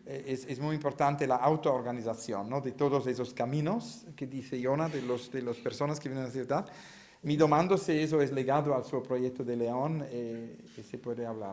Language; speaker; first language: Spanish; non-native, learner; Italian